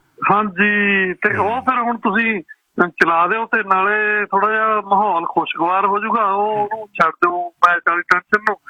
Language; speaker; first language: Punjabi; native; Punjabi